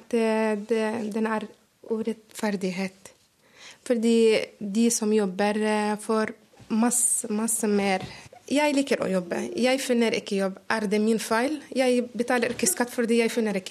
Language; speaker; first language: Norwegian; non-native, learner; Arabic